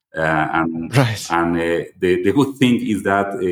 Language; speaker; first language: English; non-native, fluent; Spanish